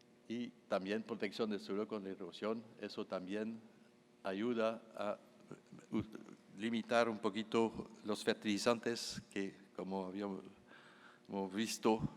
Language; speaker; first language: Spanish; non-native, fluent; French